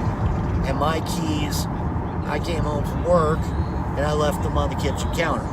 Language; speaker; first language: English; native; English